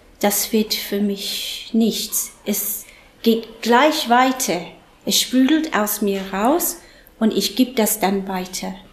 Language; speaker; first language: German; non-native, fluent; English